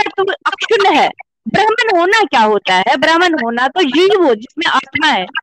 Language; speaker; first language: Hindi; non-native, local second language; Kashmiri